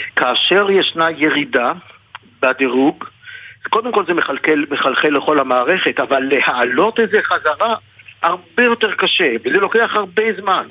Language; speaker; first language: Hebrew; native; Hebrew